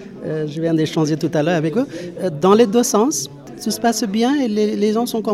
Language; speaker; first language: French; non-native, fluent; Nepali